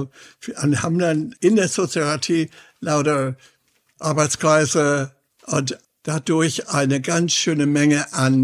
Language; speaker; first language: German; non-native, fluent; English